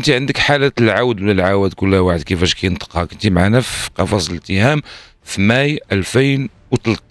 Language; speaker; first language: Arabic; native; Arabic